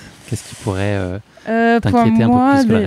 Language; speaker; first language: French; native; French